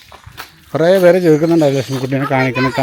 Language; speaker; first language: Malayalam; native; Malayalam